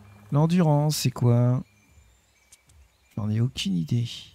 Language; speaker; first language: French; native; French